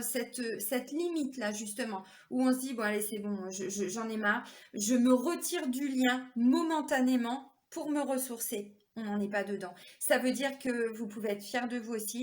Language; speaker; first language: French; native; French